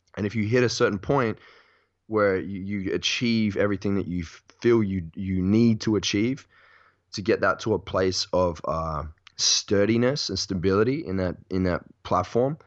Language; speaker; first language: English; native; English